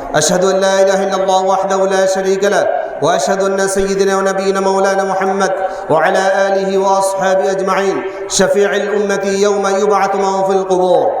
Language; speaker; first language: Arabic; non-native, fluent; Bangla